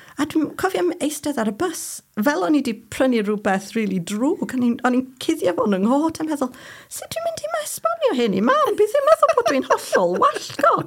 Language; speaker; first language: Welsh; non-native, fluent; English